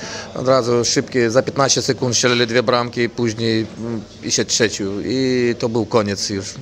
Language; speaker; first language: Polish; non-native, fluent; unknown